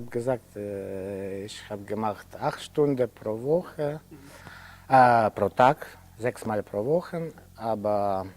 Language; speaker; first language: German; non-native, learner; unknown